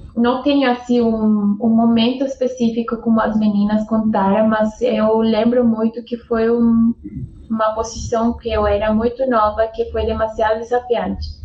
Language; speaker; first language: Portuguese; non-native, fluent; Spanish